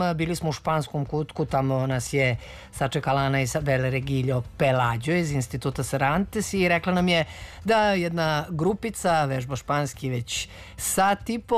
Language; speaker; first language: Serbian; native; Serbian